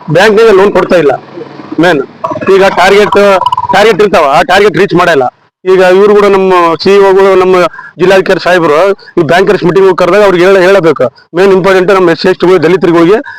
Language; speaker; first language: Kannada; native; Kannada